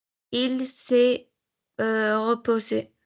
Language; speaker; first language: French; non-native, learner; Arabic